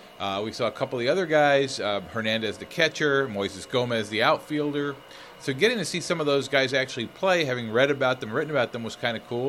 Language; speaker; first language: English; native; English